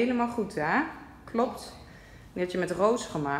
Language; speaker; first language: Dutch; native; Dutch